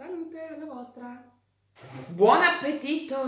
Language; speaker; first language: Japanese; non-native, learner; Italian